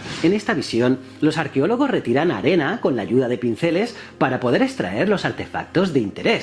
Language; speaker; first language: Spanish; native; Spanish